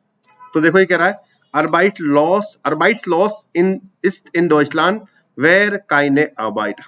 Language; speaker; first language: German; non-native, fluent; Hindi